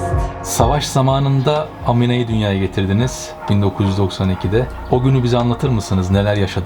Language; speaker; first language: Turkish; native; Turkish